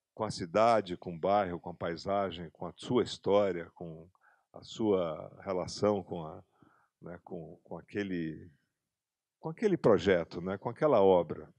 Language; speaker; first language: Portuguese; native; Portuguese